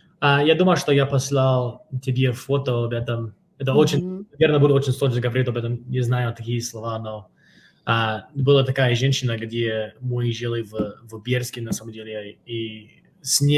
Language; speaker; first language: Russian; non-native, fluent; English